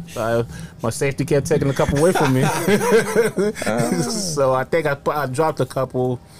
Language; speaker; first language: English; early bilingual, other home language; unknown